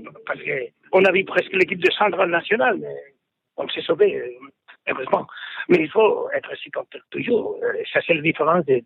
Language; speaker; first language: French; non-native, fluent; Spanish